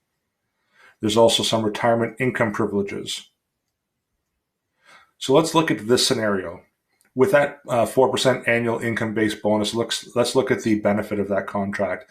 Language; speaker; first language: English; native; English